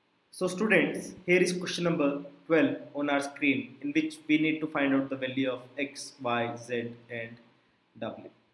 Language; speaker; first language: English; non-native, local second language; Hindi